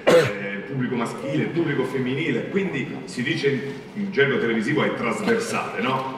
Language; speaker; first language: Italian; native; Italian